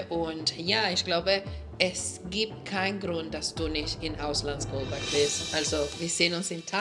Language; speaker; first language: German; non-native, fluent; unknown